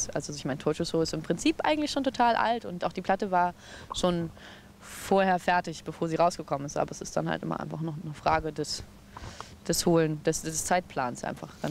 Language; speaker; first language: German; native; German